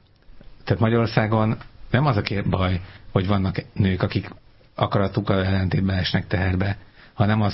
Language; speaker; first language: Hungarian; native; Hungarian